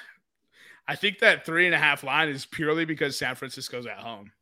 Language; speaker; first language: English; native; English